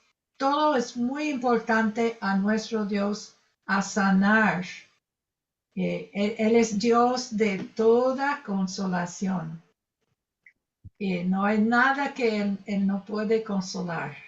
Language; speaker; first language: Spanish; non-native, fluent; English